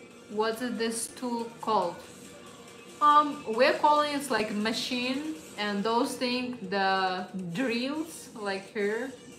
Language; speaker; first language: English; non-native, fluent; Russian